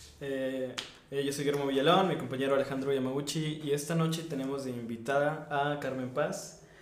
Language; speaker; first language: Spanish; native; Spanish